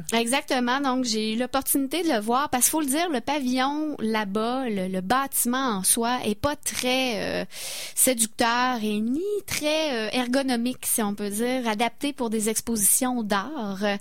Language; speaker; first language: French; native; French